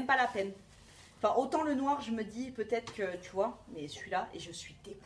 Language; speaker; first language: French; native; French